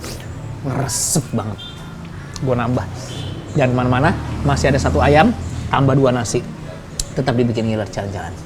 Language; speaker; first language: Indonesian; native; Indonesian